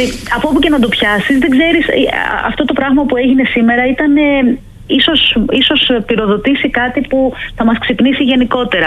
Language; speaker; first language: Greek; native; Greek